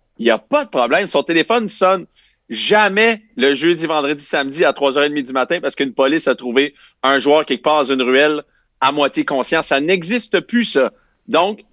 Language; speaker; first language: French; native; French